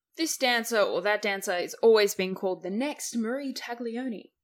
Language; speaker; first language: English; native; English